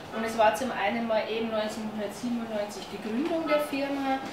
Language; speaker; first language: German; native; German